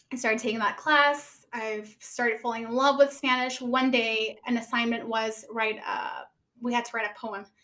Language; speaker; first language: English; early bilingual, other home language; Spanish